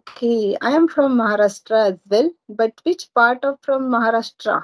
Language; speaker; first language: English; non-native, learner; Marathi